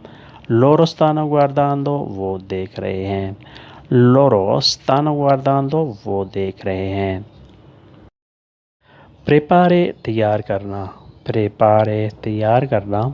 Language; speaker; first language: Italian; non-native, learner; Urdu